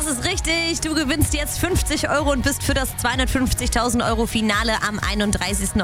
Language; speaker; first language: German; native; German